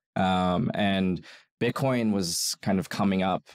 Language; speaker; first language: English; native; English